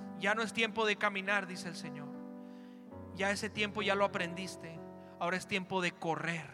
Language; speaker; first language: Spanish; early bilingual, heritage; Spanish